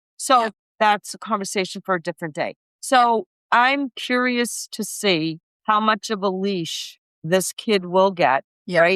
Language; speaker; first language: English; native; English